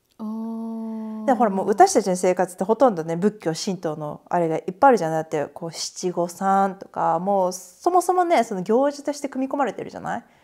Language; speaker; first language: Japanese; native; Japanese